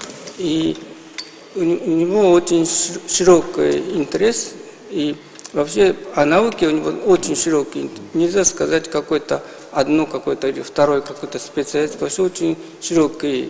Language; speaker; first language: Russian; non-native, fluent; Japanese